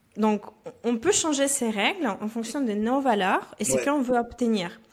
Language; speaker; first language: French; non-native, fluent; Russian